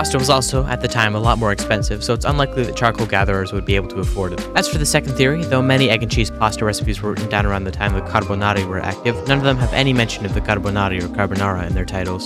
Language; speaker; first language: English; native; English